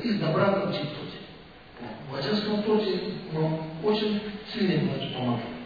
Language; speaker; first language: Russian; non-native, learner; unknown